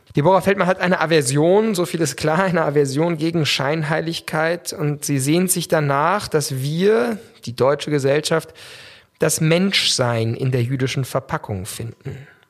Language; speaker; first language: German; native; German